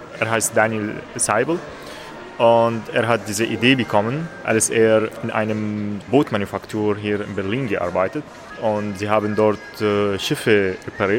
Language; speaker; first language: German; non-native, learner; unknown